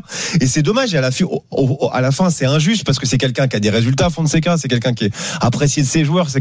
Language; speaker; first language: French; native; French